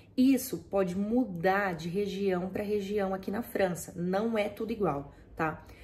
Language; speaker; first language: Portuguese; native; Portuguese